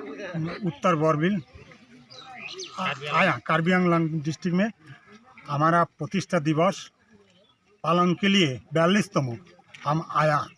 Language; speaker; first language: Hindi; non-native, local second language; Bangla